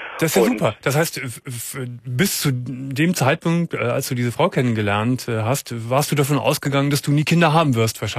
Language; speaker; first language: German; native; German